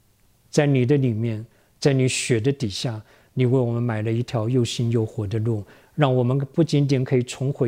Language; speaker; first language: Chinese; native; Chinese